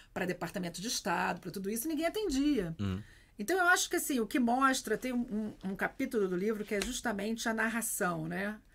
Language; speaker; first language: Portuguese; native; Portuguese